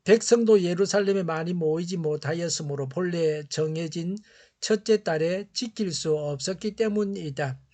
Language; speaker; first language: Korean; native; Korean